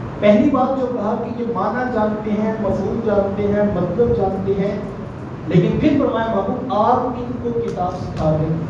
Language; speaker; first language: Urdu; native; Urdu